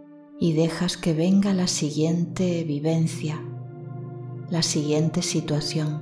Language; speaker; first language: Spanish; native; Spanish